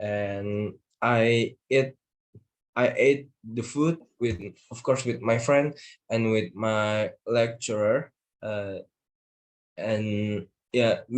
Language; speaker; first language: English; non-native, learner; Indonesian